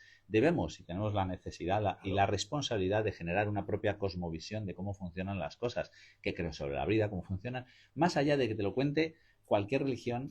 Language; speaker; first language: Spanish; native; Spanish